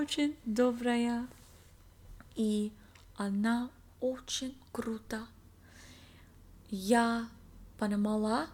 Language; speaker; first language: Russian; non-native, learner; English